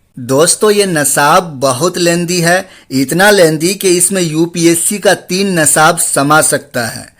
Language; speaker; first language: Urdu; native; Urdu